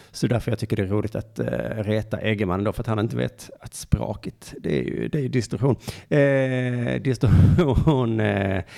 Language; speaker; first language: Swedish; native; Swedish